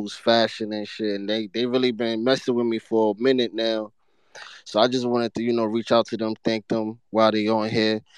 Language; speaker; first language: English; non-native, local second language; Akan